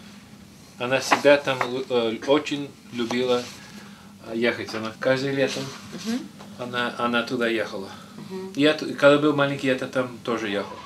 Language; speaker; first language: Russian; early bilingual, heritage; Russian